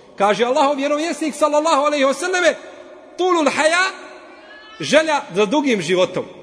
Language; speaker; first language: Bosnian; native; Bosnian